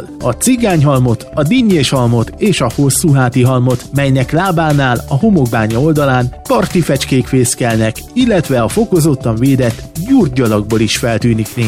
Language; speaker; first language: Hungarian; native; Hungarian